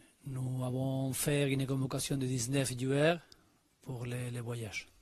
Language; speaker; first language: French; non-native, learner; Spanish